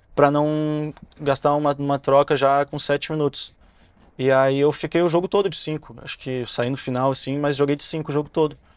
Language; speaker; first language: Portuguese; native; Portuguese